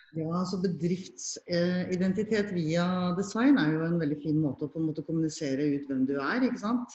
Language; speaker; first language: Norwegian; native; Norwegian